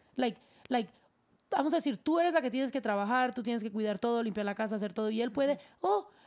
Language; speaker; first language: Spanish; early bilingual, heritage; Spanish